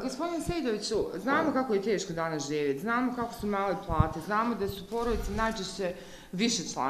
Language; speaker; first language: Croatian; native; Croatian